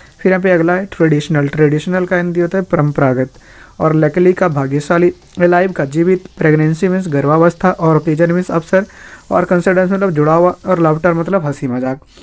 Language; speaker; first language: Hindi; native; Hindi